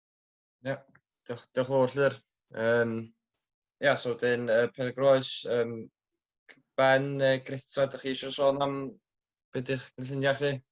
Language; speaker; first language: Welsh; native; Welsh